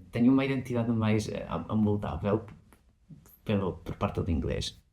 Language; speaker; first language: Portuguese; non-native, fluent; Spanish